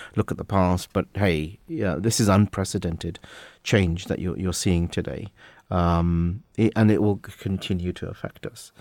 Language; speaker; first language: English; native; English